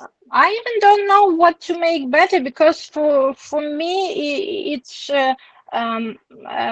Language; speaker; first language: English; non-native, learner; Ukrainian